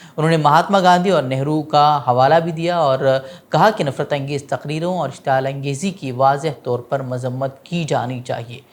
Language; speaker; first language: Urdu; non-native, local second language; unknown